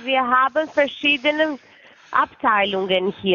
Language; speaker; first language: German; non-native, fluent; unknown